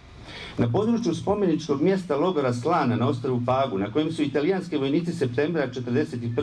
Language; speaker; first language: Croatian; native; Croatian